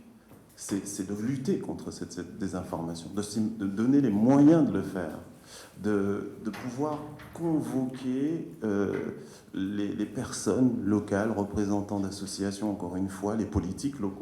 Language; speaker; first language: French; native; French